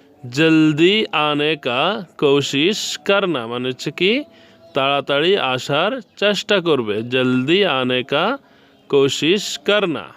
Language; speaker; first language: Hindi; non-native, learner; Bangla